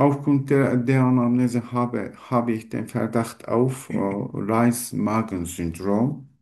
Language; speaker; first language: German; non-native, learner; Turkish